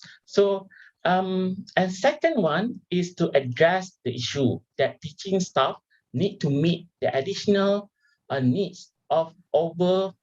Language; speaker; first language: English; non-native, local second language; Malay